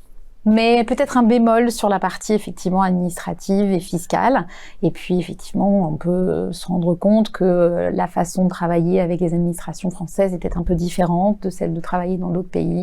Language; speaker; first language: French; native; French